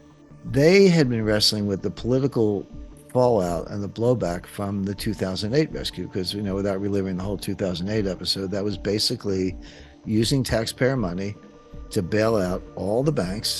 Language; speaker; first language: English; native; English